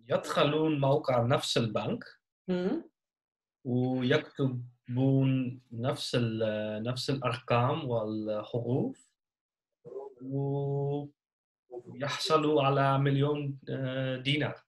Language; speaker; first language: Arabic; non-native, learner; Dutch